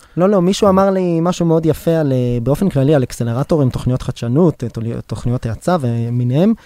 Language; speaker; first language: Hebrew; native; Hebrew